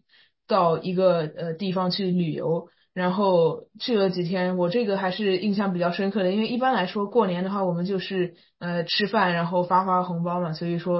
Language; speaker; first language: Chinese; early bilingual, other home language; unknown